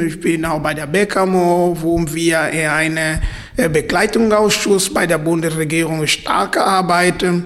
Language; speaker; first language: German; non-native, fluent; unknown